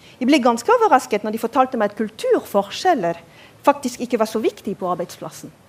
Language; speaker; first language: Norwegian; non-native, fluent; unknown